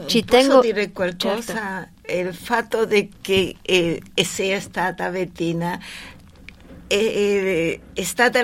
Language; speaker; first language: Italian; non-native, fluent; Spanish